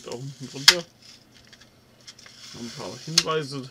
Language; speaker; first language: German; native; German